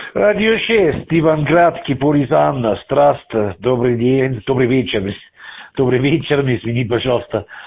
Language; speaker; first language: Russian; non-native, learner; German